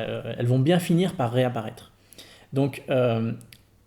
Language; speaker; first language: French; native; French